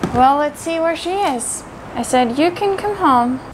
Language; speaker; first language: English; non-native, fluent; German